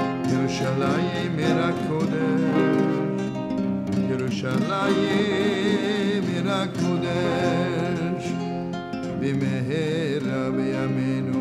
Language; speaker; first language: Hebrew; non-native, fluent; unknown